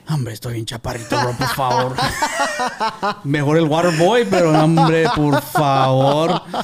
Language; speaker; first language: Spanish; early bilingual, other home language; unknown